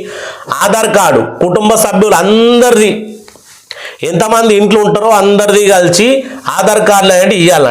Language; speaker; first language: Telugu; native; Telugu